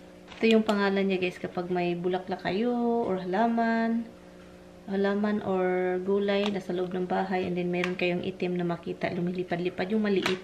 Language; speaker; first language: Filipino; native; Filipino